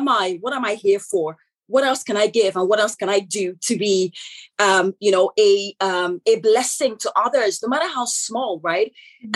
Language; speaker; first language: English; non-native, local second language; Yoruba